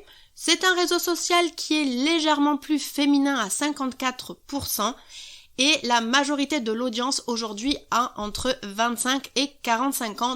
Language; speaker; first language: French; native; French